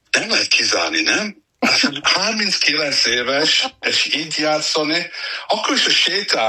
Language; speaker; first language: Hungarian; non-native, fluent; English